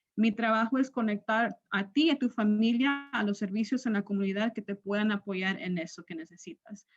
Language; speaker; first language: Spanish; early bilingual, other home language; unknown